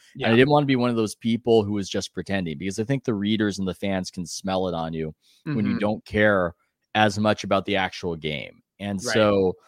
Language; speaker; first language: English; native; English